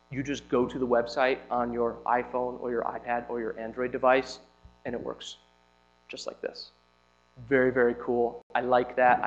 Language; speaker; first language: English; native; English